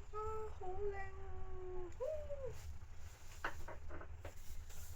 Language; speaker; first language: Cantonese; non-native, fluent; Japanese